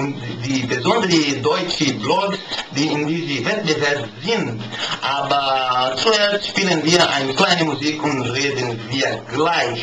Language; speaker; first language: German; non-native, learner; Portuguese